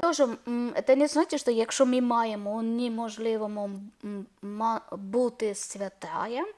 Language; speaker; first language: Ukrainian; non-native, learner; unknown